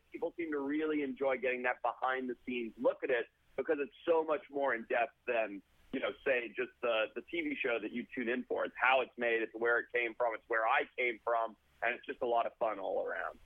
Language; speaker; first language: English; native; English